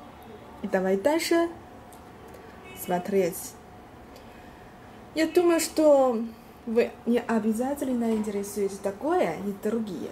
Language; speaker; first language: Russian; non-native, learner; Chinese